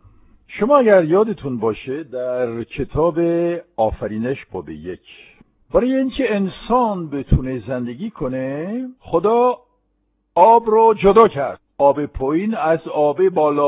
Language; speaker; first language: Persian; non-native, fluent; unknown